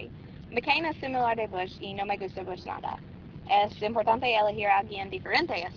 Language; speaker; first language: Spanish; non-native, learner; English